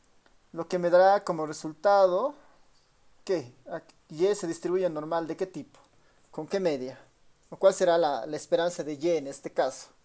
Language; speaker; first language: Spanish; native; Spanish